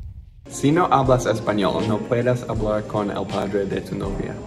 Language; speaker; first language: Spanish; non-native, learner; English